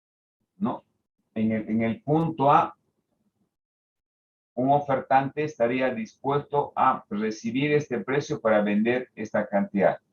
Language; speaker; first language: Spanish; native; Spanish